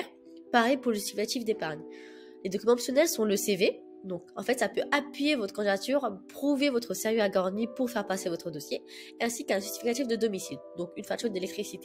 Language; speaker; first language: French; native; French